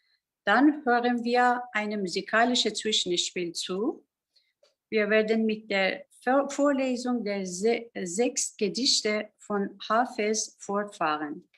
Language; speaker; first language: German; non-native, learner; Persian